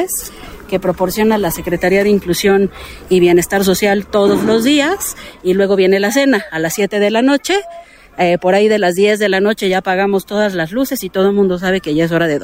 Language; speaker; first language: Spanish; native; Spanish